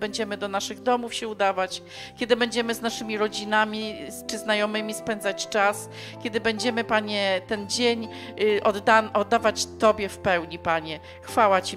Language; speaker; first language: Polish; native; Polish